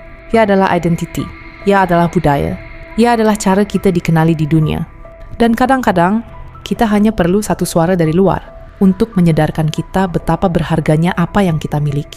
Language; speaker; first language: Malay; native; Malay